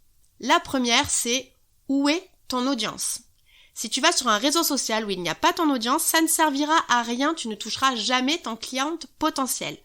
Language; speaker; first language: French; native; French